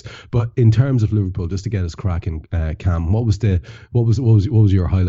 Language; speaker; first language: English; non-native, local second language; Irish